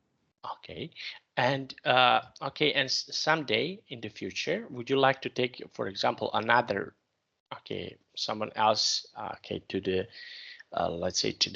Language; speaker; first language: English; non-native, fluent; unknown